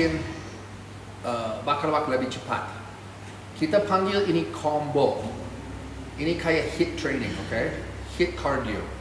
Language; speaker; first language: Indonesian; non-native, fluent; English